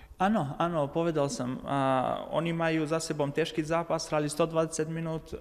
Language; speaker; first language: Slovak; non-native, learner; Macedonian